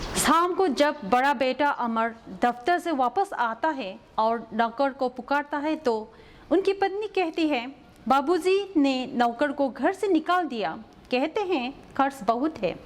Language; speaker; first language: Hindi; non-native, local second language; Manipuri